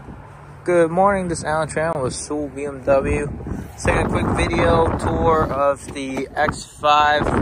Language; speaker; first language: English; native; English